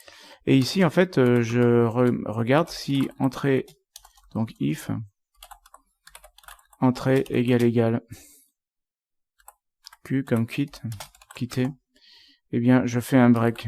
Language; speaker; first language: French; native; French